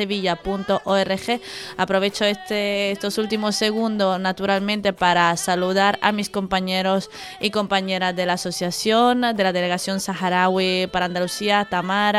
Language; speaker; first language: Spanish; native; Spanish